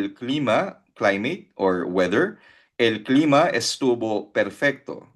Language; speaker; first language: Spanish; non-native, fluent; Filipino